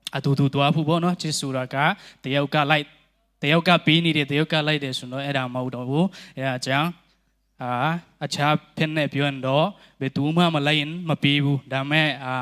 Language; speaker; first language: Burmese; non-native, local second language; Tedim Chin